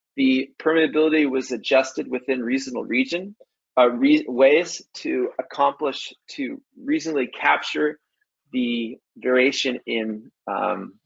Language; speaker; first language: English; native; English